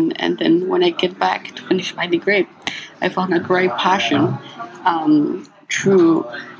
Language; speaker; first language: English; non-native, fluent; Spanish